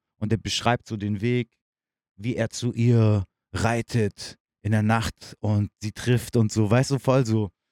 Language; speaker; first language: German; early bilingual, other home language; Turkish